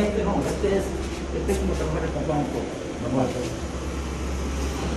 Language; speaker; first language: Spanish; native; Spanish